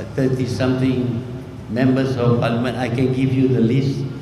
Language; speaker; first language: English; non-native, local second language; Malay